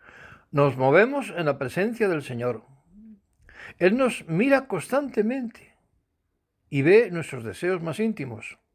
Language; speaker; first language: Spanish; native; Spanish